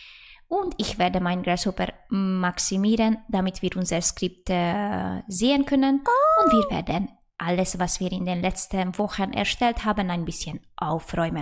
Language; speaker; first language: German; non-native, fluent; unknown